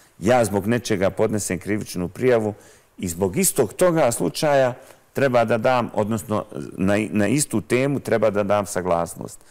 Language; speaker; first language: Croatian; native; Croatian